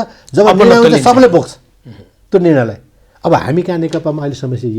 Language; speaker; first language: Nepali; native; Nepali